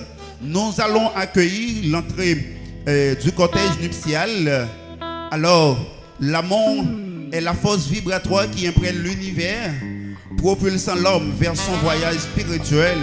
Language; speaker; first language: French; non-native, local second language; Haitian Creole